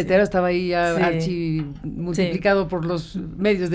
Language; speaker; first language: Spanish; native; Spanish